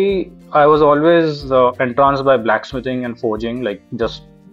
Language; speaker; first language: English; non-native, local second language; Urdu